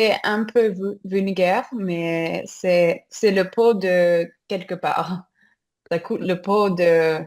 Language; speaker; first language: French; non-native, fluent; English